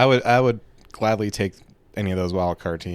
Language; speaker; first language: English; native; English